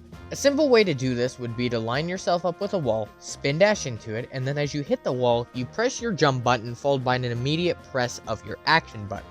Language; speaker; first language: English; native; English